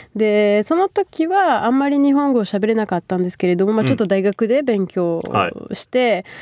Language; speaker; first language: Japanese; non-native, fluent; French